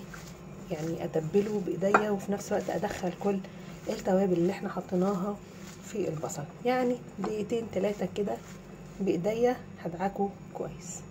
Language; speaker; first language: Arabic; native; Arabic